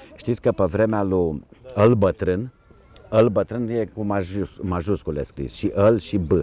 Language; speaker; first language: Romanian; native; Romanian